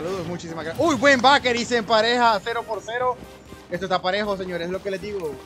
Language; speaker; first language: Spanish; native; Spanish